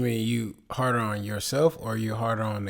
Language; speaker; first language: English; native; English